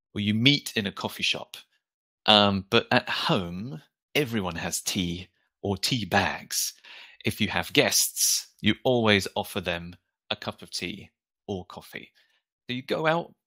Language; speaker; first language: English; native; English